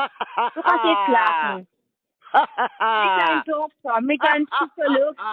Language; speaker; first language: German; non-native, learner; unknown